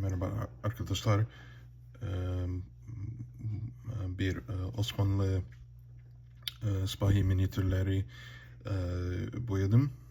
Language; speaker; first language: Turkish; non-native, learner; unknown